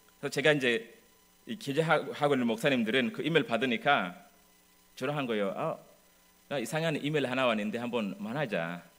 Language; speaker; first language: Korean; non-native, fluent; English